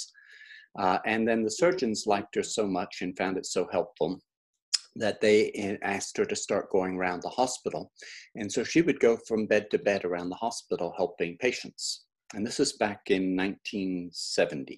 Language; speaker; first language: English; native; English